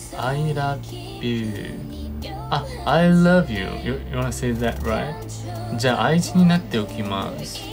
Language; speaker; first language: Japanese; non-native, fluent; Chinese